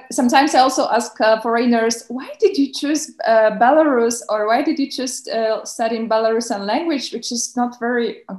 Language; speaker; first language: English; non-native, fluent; Belarusian